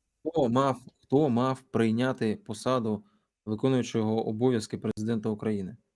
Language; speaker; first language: Ukrainian; non-native, local second language; Russian